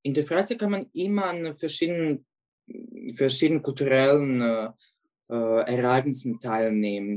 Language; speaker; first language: German; non-native, fluent; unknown